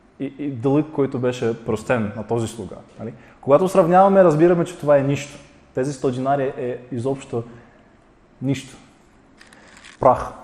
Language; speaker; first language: Bulgarian; non-native, fluent; Russian